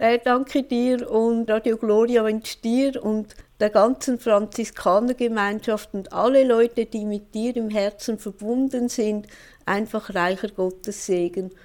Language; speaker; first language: German; native; German